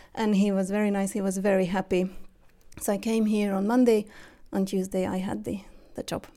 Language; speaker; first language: English; non-native, fluent; Hungarian